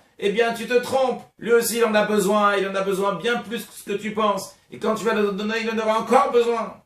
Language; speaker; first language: French; native; French